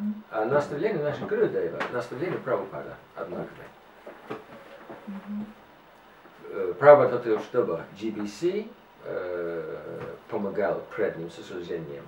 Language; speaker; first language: Russian; non-native, fluent; English